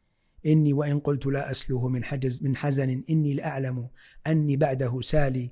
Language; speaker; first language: Arabic; native; Arabic